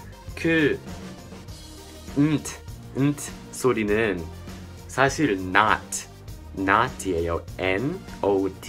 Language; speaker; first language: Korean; non-native, fluent; English